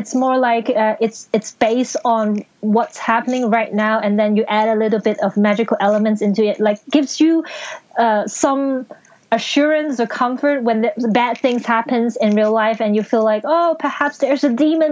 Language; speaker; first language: English; non-native, local second language; Cantonese